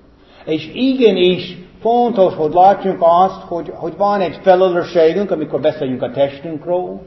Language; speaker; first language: Hungarian; non-native, fluent; English